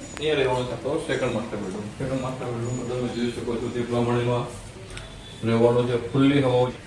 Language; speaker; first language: Gujarati; native; Gujarati